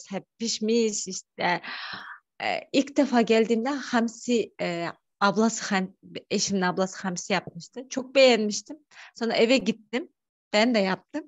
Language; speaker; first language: Turkish; non-native, fluent; Kyrgyz